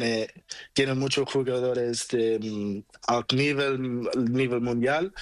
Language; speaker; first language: Spanish; non-native, learner; Portuguese